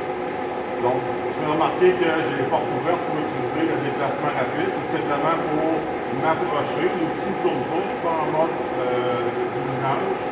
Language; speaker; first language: French; native; French